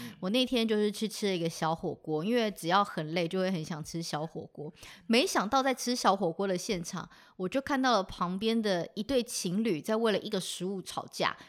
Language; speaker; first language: Chinese; native; Chinese